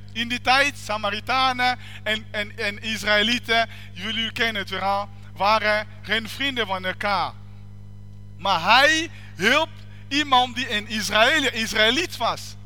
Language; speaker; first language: Dutch; non-native, fluent; French